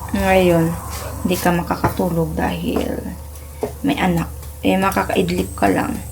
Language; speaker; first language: Filipino; non-native, local second language; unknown